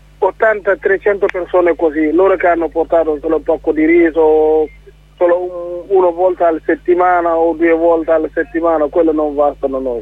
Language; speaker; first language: Italian; non-native, learner; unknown